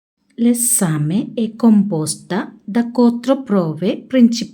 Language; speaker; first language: Italian; non-native, fluent; Malayalam